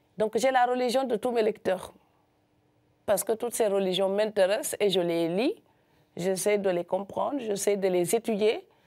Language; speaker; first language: French; non-native, local second language; Serer